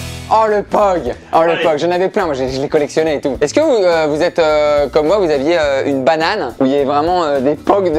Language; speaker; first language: French; native; French